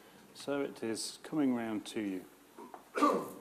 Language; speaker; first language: English; native; English